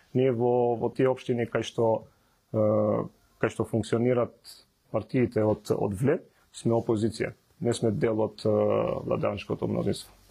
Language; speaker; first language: Macedonian; non-native, local second language; Albanian